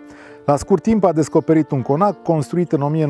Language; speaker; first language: Romanian; native; Romanian